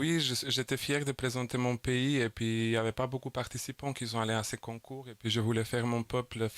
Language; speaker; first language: French; non-native, fluent; Macedonian